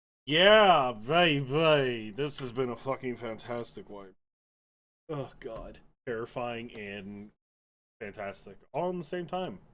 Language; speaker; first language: English; native; English